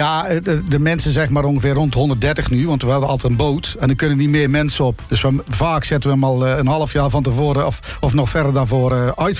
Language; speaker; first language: Dutch; native; Dutch